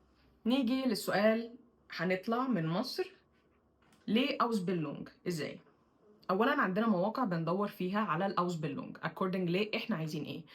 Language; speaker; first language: Arabic; native; Arabic